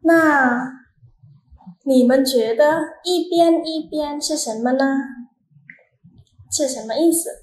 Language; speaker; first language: Chinese; non-native, fluent; Indonesian